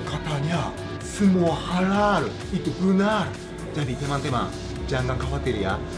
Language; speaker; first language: Indonesian; non-native, learner; Japanese